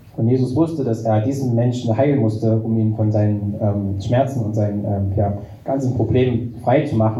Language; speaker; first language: German; native; German